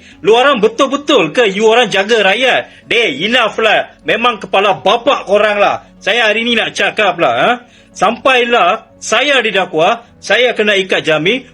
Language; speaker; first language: Malay; native; Malay